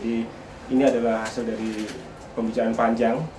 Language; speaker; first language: Indonesian; native; Indonesian